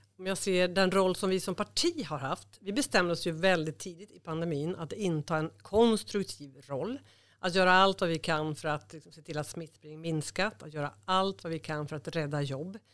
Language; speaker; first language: Swedish; native; Swedish